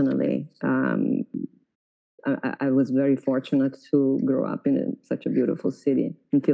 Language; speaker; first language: English; non-native, fluent; Italian